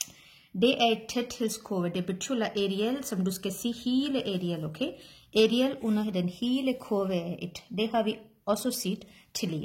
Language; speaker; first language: Danish; non-native, learner; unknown